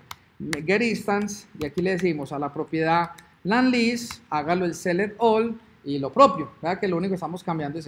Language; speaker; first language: Spanish; native; Spanish